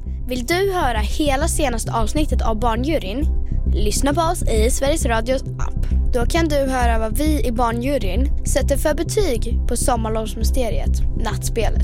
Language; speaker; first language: Swedish; native; Swedish